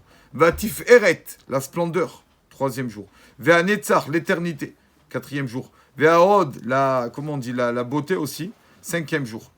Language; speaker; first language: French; native; French